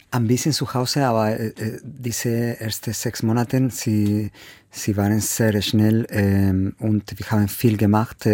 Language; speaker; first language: German; non-native, fluent; Spanish